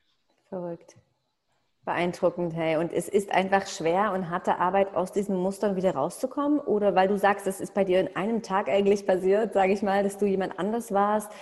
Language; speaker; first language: German; native; German